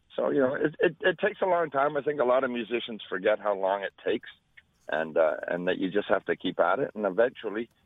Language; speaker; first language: English; native; English